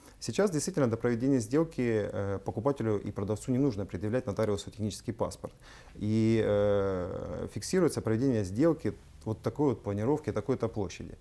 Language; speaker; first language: Russian; native; Russian